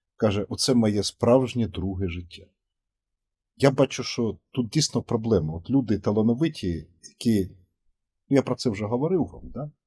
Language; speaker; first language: Ukrainian; native; Ukrainian